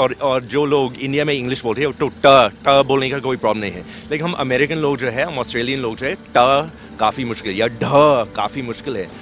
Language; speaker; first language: Hindi; non-native, fluent; English